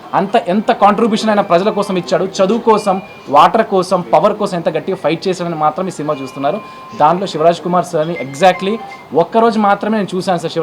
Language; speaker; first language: Telugu; native; Telugu